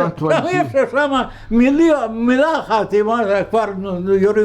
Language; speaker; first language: Hebrew; non-native, fluent; Yiddish